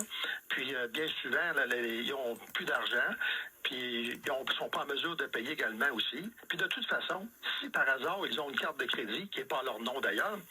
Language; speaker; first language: French; native; French